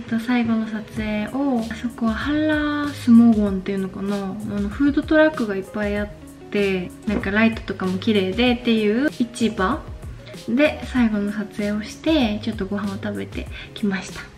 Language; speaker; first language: Japanese; native; Japanese